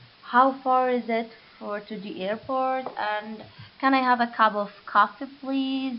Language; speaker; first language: English; non-native, fluent; Arabic